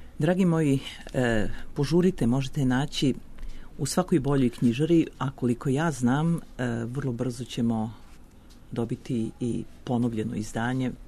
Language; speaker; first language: Serbian; native; Serbian